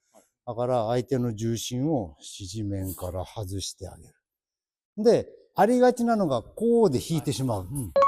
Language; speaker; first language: Japanese; native; Japanese